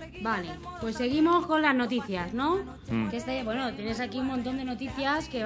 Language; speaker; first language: Spanish; native; Spanish